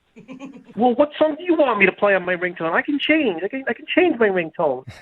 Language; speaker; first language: English; native; English